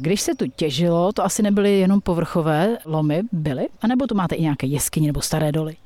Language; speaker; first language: Czech; native; Czech